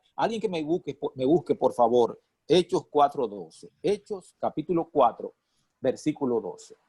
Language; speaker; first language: Spanish; native; Spanish